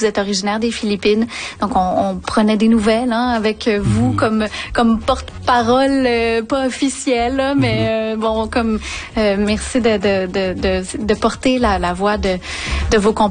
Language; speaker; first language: French; native; French